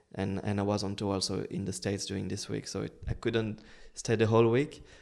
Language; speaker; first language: English; non-native, fluent; French